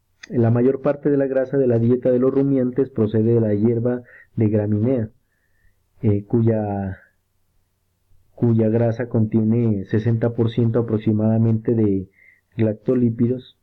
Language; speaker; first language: Spanish; native; Spanish